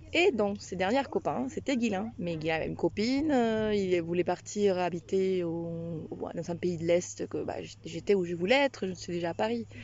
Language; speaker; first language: French; non-native, fluent; Spanish